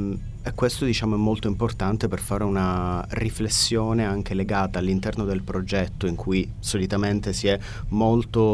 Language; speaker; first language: Italian; native; Italian